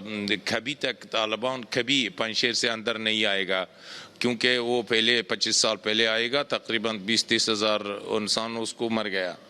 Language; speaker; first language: Hindi; non-native, learner; Persian